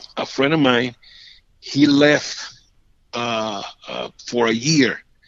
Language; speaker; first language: English; non-native, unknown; Spanish